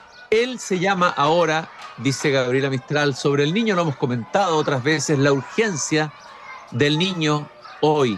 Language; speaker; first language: Spanish; native; Spanish